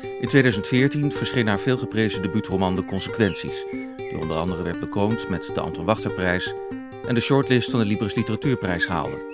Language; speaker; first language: Dutch; native; Dutch